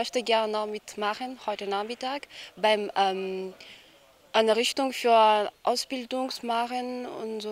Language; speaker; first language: German; non-native, learner; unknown